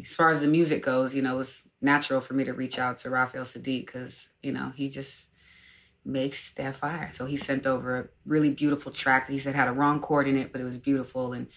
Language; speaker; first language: English; native; English